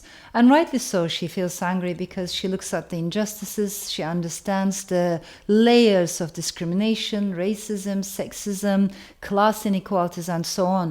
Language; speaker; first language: English; non-native, fluent; Turkish